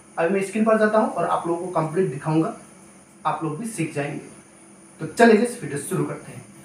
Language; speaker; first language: Hindi; non-native, local second language; Nepali